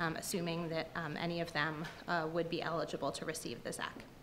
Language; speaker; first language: English; native; English